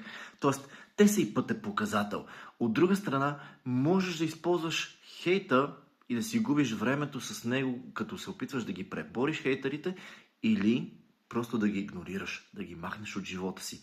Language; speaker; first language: Bulgarian; native; Bulgarian